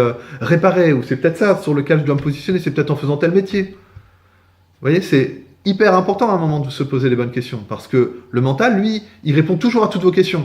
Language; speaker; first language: French; native; French